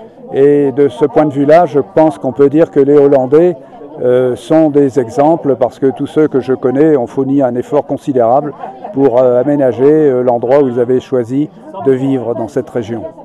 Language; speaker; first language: French; native; French